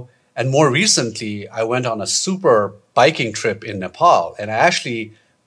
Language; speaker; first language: English; non-native, local second language; Nepali